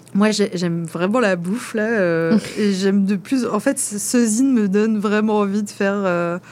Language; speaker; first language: French; native; French